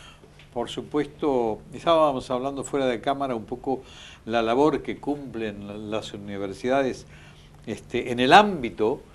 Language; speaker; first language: Spanish; native; Spanish